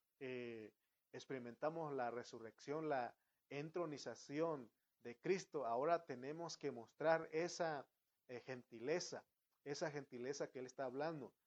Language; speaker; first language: Spanish; native; Spanish